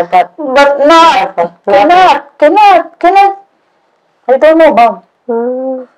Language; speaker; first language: English; non-native, learner; Indonesian